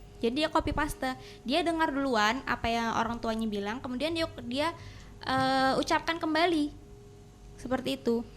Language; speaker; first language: Indonesian; native; Indonesian